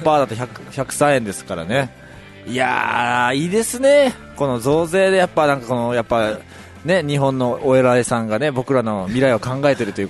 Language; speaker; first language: Japanese; native; Japanese